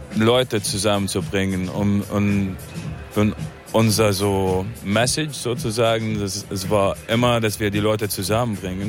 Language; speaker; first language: German; non-native, fluent; Arabic